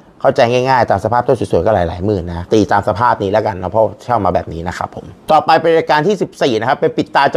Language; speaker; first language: Thai; native; Thai